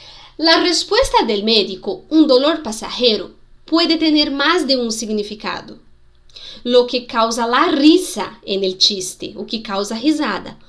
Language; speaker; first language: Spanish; non-native, fluent; Portuguese